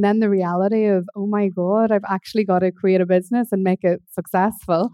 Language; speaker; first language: English; native; English